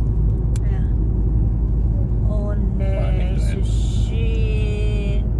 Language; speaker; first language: German; non-native, learner; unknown